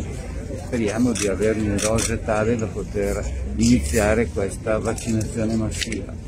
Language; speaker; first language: Italian; native; Italian